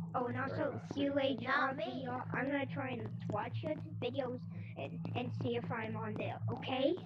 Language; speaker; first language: English; non-native, fluent; Polish